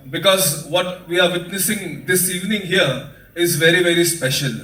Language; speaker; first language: English; non-native, local second language; Marathi